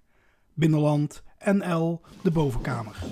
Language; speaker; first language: Dutch; native; Dutch